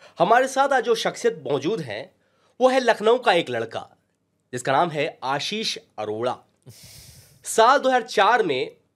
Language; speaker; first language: Hindi; native; Hindi